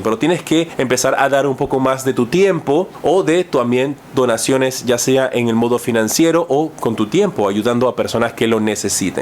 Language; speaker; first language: Spanish; native; Spanish